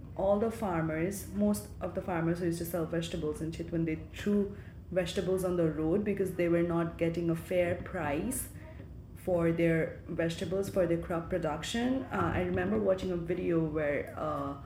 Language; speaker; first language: English; non-native, local second language; Nepali